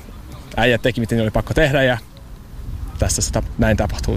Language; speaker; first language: Finnish; non-native, fluent; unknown